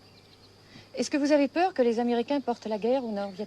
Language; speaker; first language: French; native; French